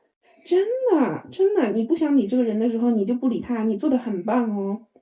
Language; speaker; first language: Chinese; native; Chinese